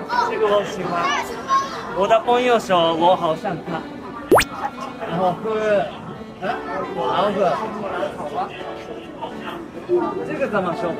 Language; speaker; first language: Chinese; non-native, learner; Japanese